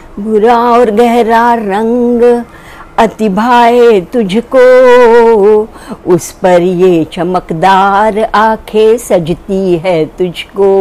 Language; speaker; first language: Hindi; non-native, local second language; Marathi